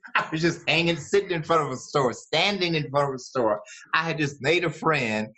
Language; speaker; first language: English; native; English